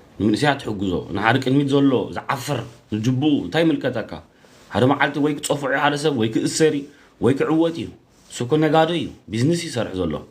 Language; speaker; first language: Tigrinya; early bilingual, heritage; Tigrinya